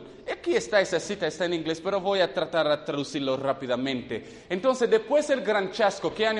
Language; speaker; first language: Spanish; non-native, fluent; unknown